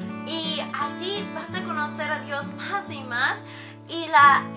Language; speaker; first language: Spanish; early bilingual, heritage; Spanish